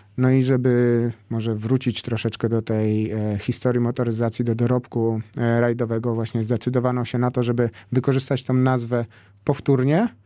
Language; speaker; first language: Polish; native; Polish